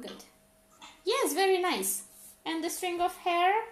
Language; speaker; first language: English; non-native, fluent; Romanian